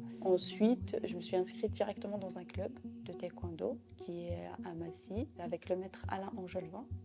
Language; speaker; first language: French; non-native, local second language; Kabyle